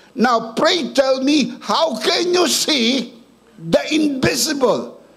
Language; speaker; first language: English; non-native, local second language; Filipino